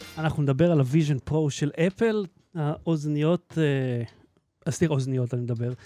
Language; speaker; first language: Hebrew; native; Hebrew